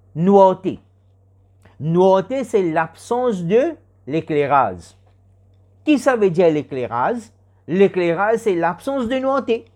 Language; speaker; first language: French; non-native, learner; Morisyen